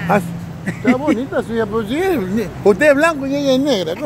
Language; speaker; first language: Spanish; native; Spanish